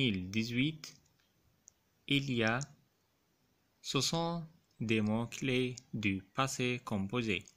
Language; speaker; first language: French; non-native, fluent; Arabic